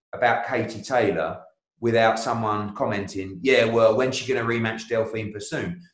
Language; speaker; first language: English; native; English